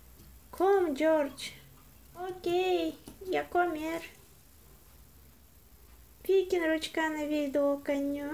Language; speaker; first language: Swedish; non-native, learner; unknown